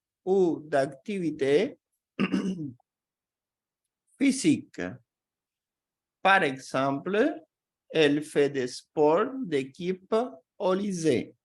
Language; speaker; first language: French; non-native, fluent; Portuguese